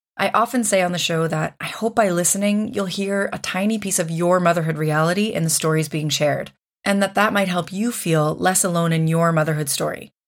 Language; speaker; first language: English; native; English